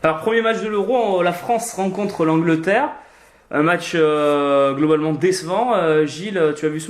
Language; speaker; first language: French; native; French